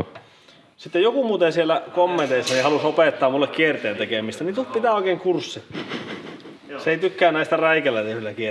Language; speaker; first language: Finnish; native; Finnish